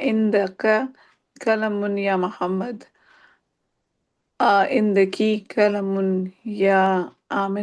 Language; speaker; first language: Arabic; non-native, learner; English